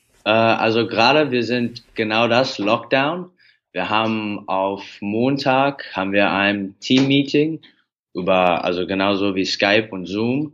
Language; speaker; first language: German; early bilingual, heritage; English